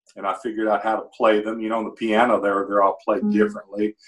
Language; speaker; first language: English; native; English